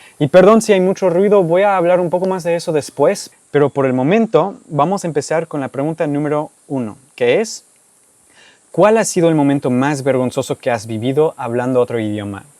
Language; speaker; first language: Spanish; non-native, fluent; English